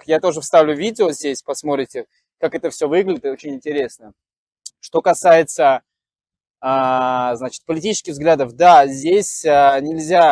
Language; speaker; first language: Russian; native; Russian